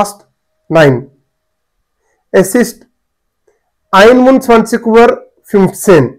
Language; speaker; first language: German; non-native, fluent; Telugu